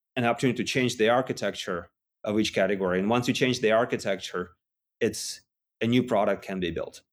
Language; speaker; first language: English; non-native, fluent; Russian